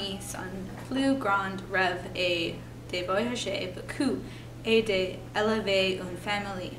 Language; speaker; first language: French; non-native, learner; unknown